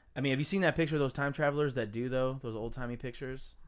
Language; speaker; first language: English; native; English